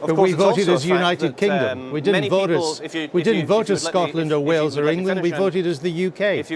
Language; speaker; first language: English; native; English